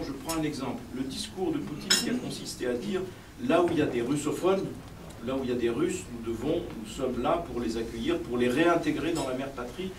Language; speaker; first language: French; native; French